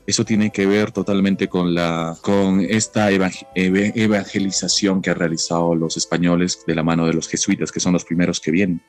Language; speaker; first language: Spanish; native; Spanish